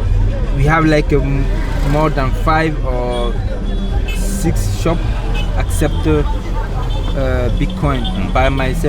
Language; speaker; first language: English; non-native, learner; Sango